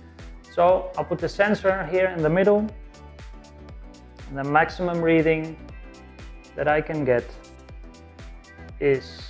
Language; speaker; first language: English; non-native, fluent; Dutch